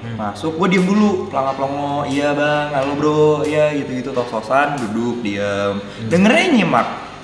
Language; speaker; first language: Indonesian; native; Indonesian